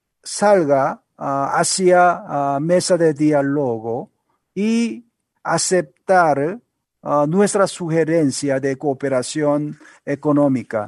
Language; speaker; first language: Spanish; non-native, learner; Korean